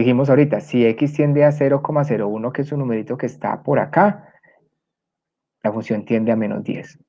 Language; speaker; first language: Spanish; native; Spanish